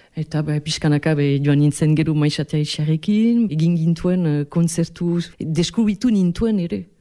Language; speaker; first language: Basque; non-native, local second language; French